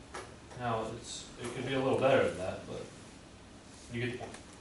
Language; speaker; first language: English; native; English